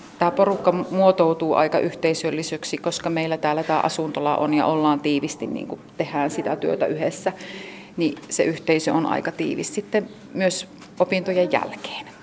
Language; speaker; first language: Finnish; native; Finnish